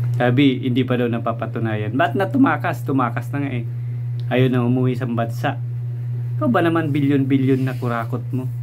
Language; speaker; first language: Filipino; non-native, local second language; Bikol